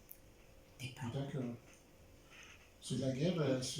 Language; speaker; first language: French; non-native, learner; Arabic